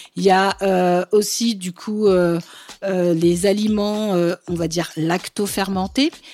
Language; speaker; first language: French; early bilingual, other home language; Bambara